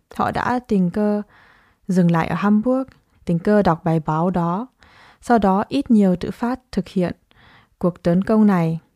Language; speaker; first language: Vietnamese; early bilingual, heritage; Vietnamese